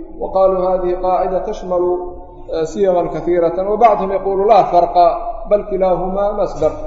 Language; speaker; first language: Arabic; non-native, local second language; Somali